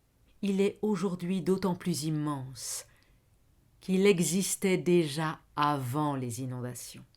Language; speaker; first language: French; native; French